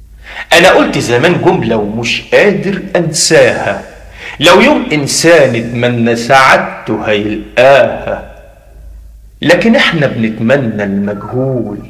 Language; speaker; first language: Arabic; native; Arabic